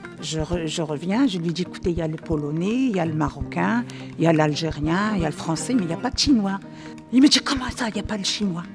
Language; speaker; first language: French; non-native, local second language; Arabic